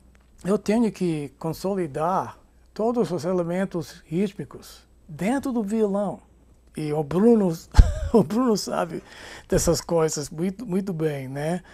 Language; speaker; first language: Portuguese; non-native, fluent; English